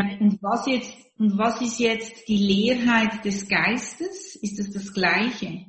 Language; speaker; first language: German; non-native, learner; English